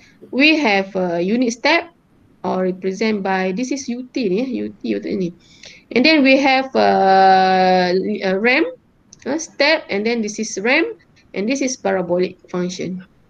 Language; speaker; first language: English; non-native, local second language; Malay